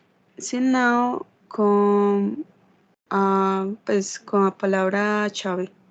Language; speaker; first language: Portuguese; non-native, learner; Spanish